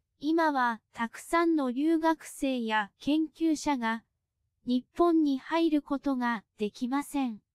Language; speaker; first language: Japanese; non-native, fluent; Cantonese